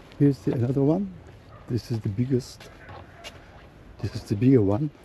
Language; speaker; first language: English; non-native, learner; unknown